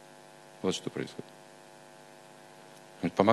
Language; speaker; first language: Russian; native; Russian